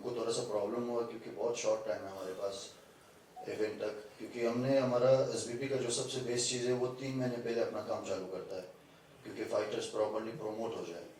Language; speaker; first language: Hindi; non-native, fluent; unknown